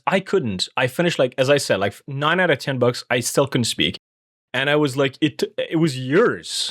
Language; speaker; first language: English; non-native, fluent; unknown